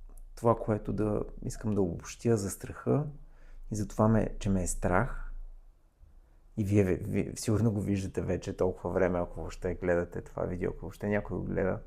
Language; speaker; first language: Bulgarian; native; Bulgarian